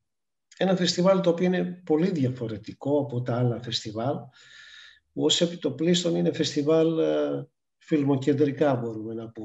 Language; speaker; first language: Greek; native; Greek